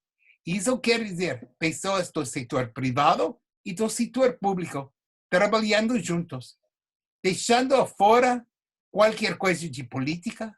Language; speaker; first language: Portuguese; non-native, fluent; English